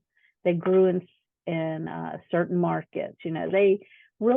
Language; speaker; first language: English; native; English